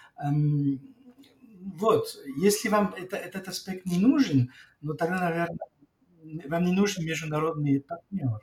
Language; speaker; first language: Russian; non-native, fluent; French